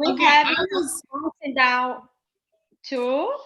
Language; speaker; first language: English; non-native, learner; Portuguese